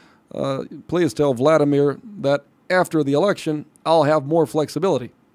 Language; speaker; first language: English; non-native, fluent; Portuguese